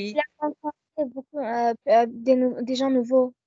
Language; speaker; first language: French; non-native, learner; Arabic